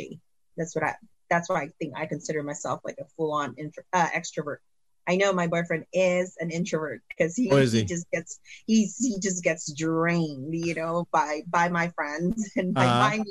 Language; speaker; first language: English; non-native, local second language; Filipino